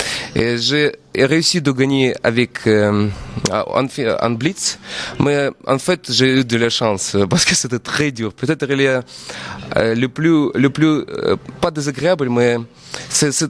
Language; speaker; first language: French; non-native, fluent; Russian